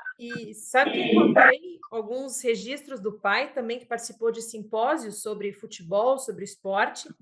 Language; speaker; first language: Portuguese; native; Portuguese